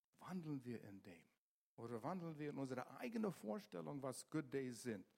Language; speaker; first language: German; non-native, fluent; English